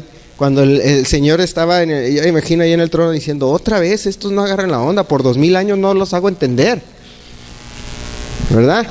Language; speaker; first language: Spanish; native; Spanish